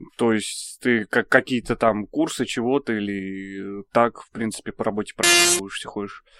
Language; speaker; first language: Russian; native; Russian